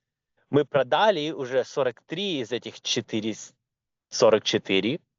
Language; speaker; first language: Russian; early bilingual, other home language; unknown